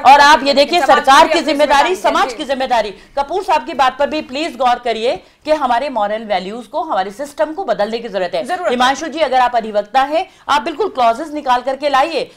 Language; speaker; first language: Hindi; native; Hindi